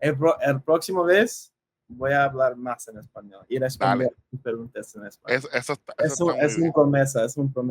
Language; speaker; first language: Spanish; early bilingual, heritage; English